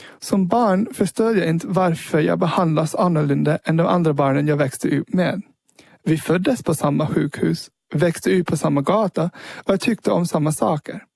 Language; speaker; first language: Swedish; early bilingual, heritage; Swedish